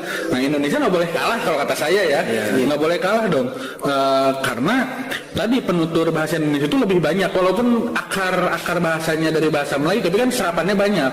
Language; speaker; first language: Indonesian; native; Indonesian